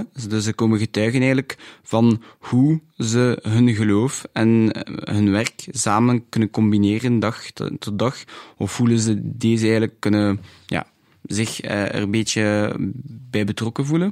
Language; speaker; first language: Dutch; non-native, local second language; French